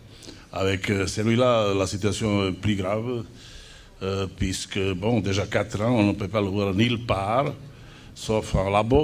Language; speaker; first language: French; non-native, fluent; Serbian